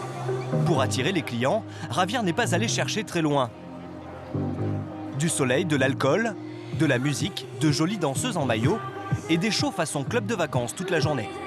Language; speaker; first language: French; native; French